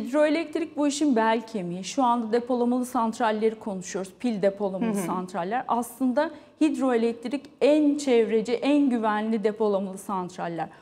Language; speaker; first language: Turkish; native; Turkish